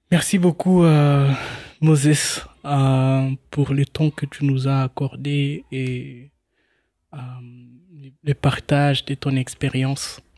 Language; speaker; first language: French; non-native, local second language; Swahili